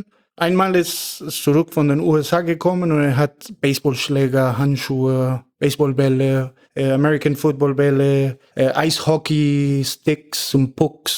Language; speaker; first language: German; non-native, fluent; Spanish